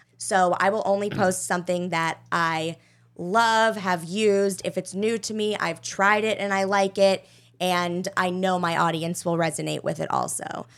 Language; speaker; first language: English; native; English